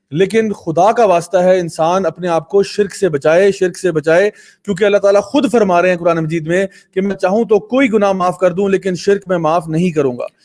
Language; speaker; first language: Urdu; native; Urdu